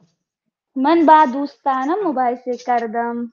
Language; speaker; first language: Persian; non-native, learner; Urdu